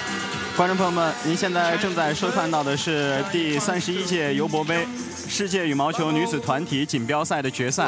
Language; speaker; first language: Chinese; native; Chinese